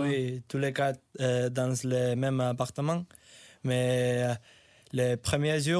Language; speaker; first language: French; non-native, learner; Spanish